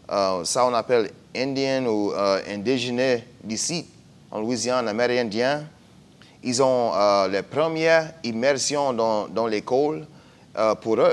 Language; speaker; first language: French; non-native, fluent; English